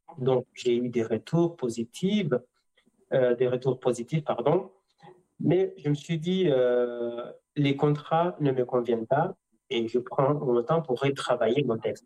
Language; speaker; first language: French; non-native, local second language; Comorian